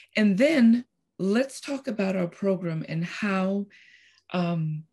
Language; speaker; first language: English; non-native, fluent; Spanish